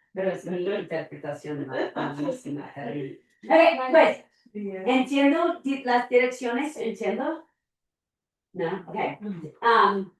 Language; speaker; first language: Spanish; non-native, learner; English